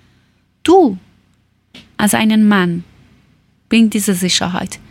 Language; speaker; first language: German; non-native, learner; Persian